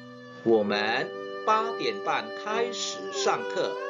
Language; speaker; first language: Chinese; non-native, fluent; Indonesian